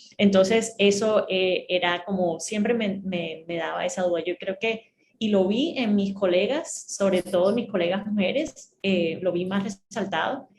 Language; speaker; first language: Spanish; native; Spanish